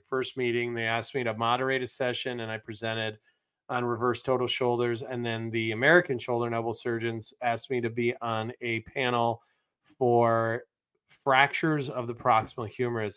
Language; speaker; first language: English; native; English